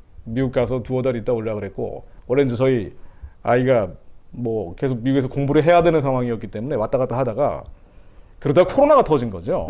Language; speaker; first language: Korean; native; Korean